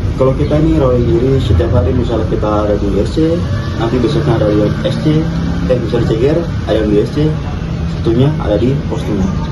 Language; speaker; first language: Indonesian; native; Indonesian